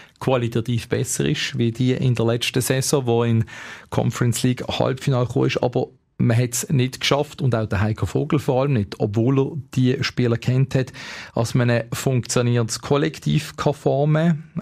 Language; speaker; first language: German; native; German